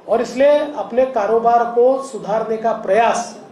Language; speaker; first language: Hindi; non-native, local second language; Marathi